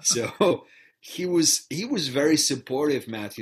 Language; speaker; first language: English; non-native, fluent; Bulgarian